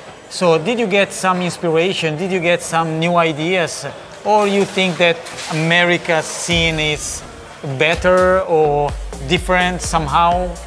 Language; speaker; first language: English; non-native, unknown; Italian